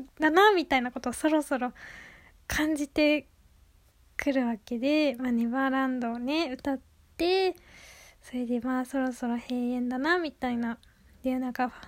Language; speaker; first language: Japanese; native; Japanese